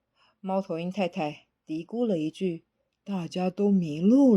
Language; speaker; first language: Chinese; native; Chinese